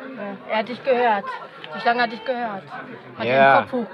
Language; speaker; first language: German; native; German